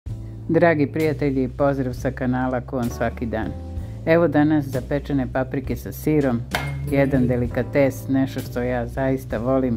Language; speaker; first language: Serbian; native; Serbian